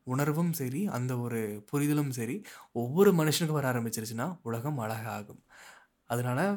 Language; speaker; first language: Tamil; native; Tamil